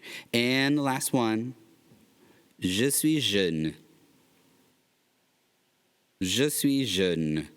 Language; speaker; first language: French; non-native, fluent; English